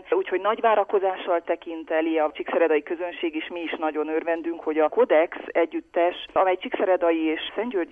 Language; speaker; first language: Hungarian; native; Hungarian